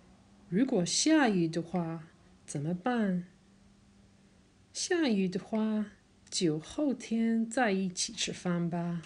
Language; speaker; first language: Chinese; non-native, fluent; English